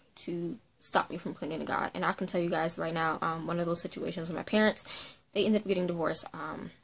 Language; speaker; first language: English; native; English